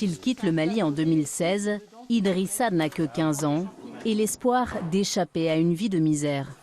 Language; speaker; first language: French; native; French